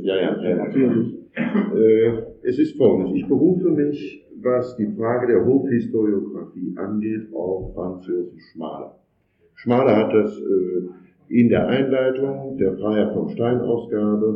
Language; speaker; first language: German; native; German